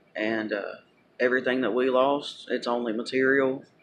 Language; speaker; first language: English; native; English